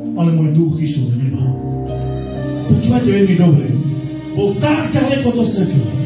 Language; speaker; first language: Slovak; non-native, local second language; Romany